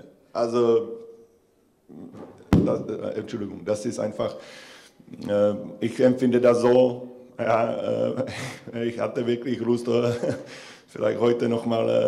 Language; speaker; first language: German; non-native, fluent; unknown